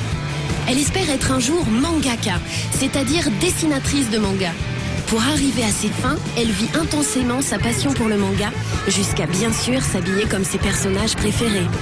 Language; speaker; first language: French; native; French